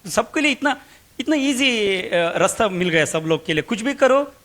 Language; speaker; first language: Hindi; non-native, local second language; Kannada